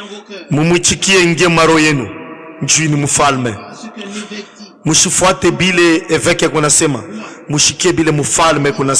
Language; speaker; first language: Swahili; native; Swahili